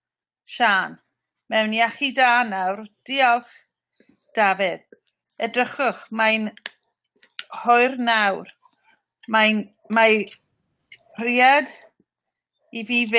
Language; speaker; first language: Welsh; non-native, learner; English